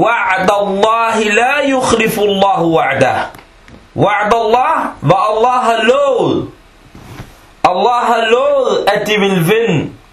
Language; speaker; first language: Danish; early bilingual, other home language; Arabic